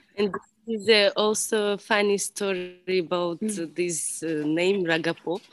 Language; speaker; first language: English; non-native, learner; Ukrainian